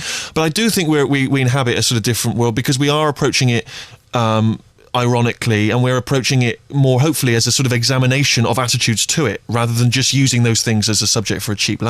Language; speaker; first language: English; native; English